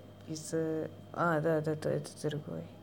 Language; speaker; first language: Russian; non-native, learner; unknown